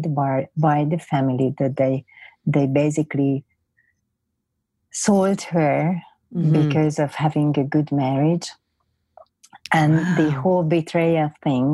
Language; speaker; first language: English; non-native, fluent; Hungarian